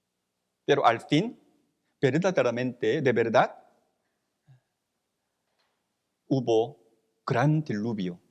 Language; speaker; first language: Spanish; non-native, fluent; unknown